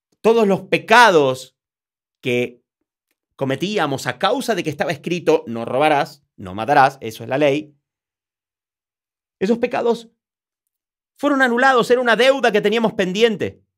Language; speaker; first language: Spanish; native; Spanish